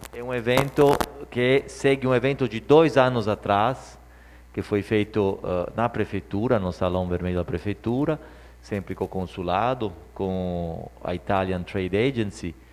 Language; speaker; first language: Portuguese; early bilingual, other home language; Italian